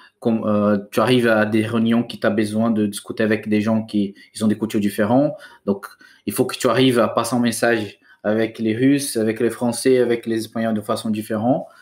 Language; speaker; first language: French; non-native, fluent; Portuguese